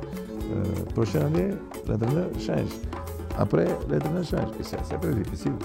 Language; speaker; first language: French; non-native, learner; Portuguese